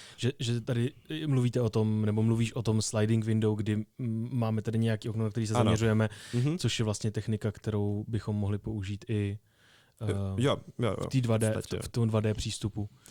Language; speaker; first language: Czech; native; Czech